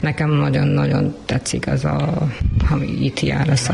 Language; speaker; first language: Hungarian; non-native, learner; Urdu